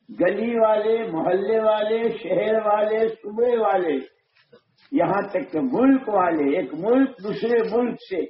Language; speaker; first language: Urdu; non-native, local second language; Gujarati